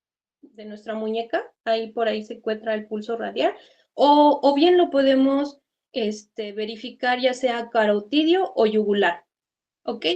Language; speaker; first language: Spanish; native; Spanish